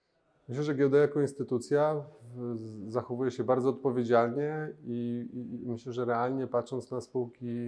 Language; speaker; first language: Polish; native; Polish